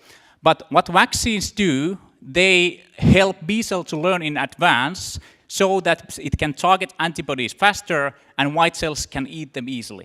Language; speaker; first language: English; non-native, fluent; Finnish